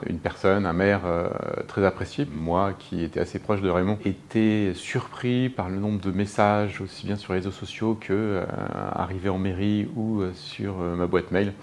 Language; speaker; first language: French; native; French